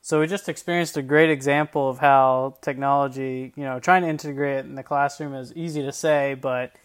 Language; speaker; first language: English; native; English